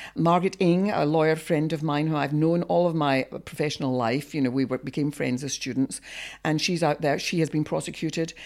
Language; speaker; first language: English; native; English